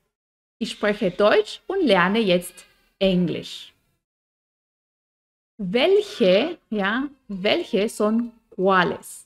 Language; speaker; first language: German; non-native, fluent; Spanish